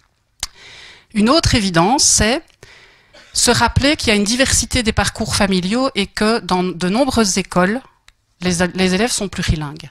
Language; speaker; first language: French; native; French